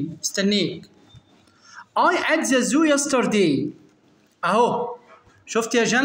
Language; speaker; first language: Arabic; native; Arabic